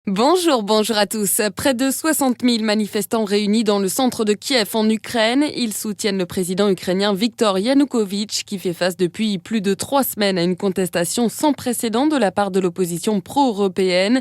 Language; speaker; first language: French; native; French